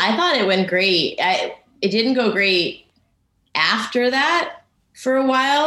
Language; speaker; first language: English; native; English